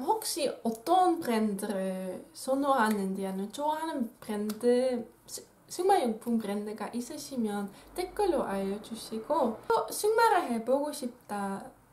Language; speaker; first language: Korean; non-native, fluent; Dutch